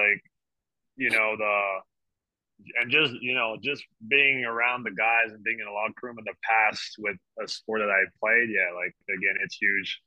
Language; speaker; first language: English; non-native, fluent; French